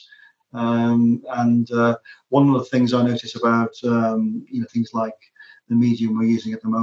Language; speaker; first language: English; native; English